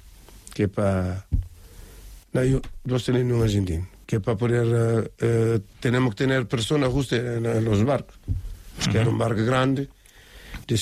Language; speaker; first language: Spanish; non-native, learner; Kabuverdianu